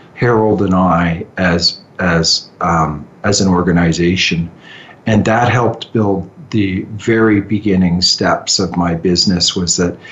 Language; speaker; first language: English; native; English